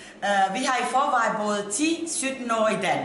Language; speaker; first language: Danish; non-native, fluent; Italian